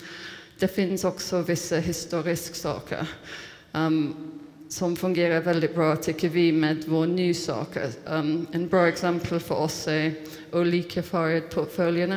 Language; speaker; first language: Swedish; non-native, fluent; English